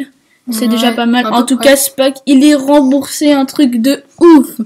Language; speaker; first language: French; native; French